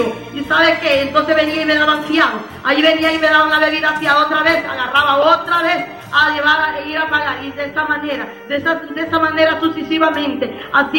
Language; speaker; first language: Spanish; native; Spanish